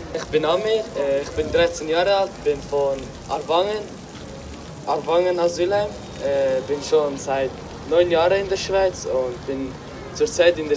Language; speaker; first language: German; early bilingual, other home language; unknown